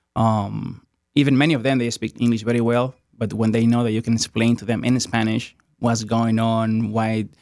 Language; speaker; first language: English; non-native, fluent; Spanish